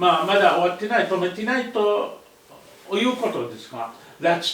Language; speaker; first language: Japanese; non-native, fluent; Arabic